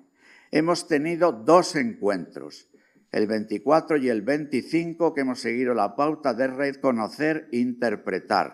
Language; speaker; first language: Spanish; native; Spanish